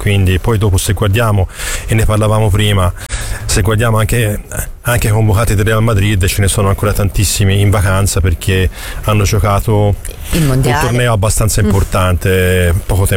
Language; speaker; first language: Italian; native; Italian